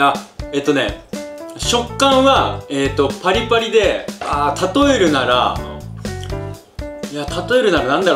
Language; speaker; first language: Japanese; native; Japanese